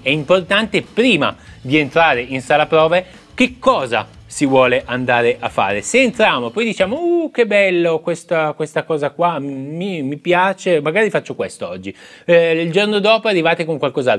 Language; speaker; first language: Italian; native; Italian